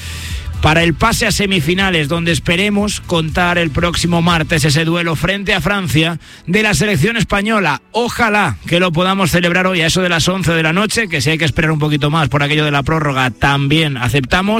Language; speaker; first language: Spanish; native; Spanish